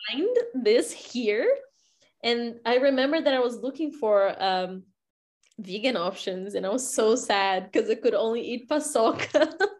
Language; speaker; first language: English; non-native, fluent; Portuguese